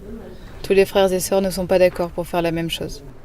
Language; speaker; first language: French; native; French